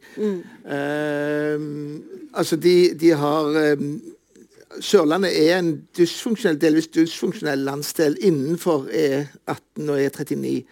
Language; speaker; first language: Norwegian; native; Norwegian